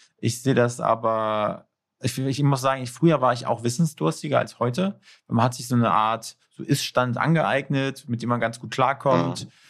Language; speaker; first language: German; native; German